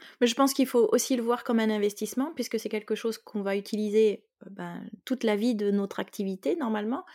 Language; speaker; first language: French; native; French